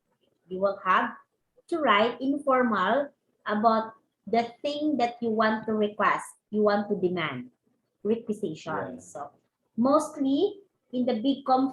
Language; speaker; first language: English; non-native, local second language; Cebuano